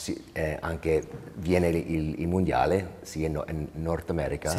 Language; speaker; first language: Italian; early bilingual, heritage; English